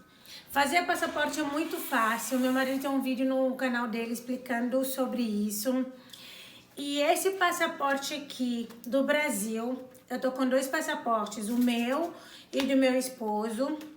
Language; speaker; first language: Portuguese; non-native, local second language; Kabuverdianu